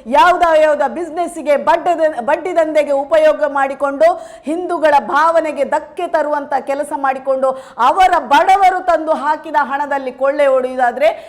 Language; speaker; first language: Kannada; native; Kannada